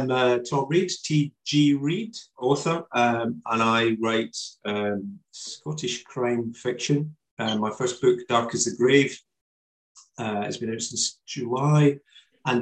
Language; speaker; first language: English; native; English